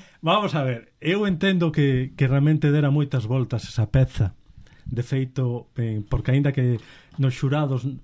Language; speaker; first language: Galician; native; Galician